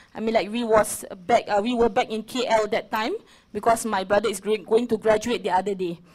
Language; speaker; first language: English; non-native, local second language; Malay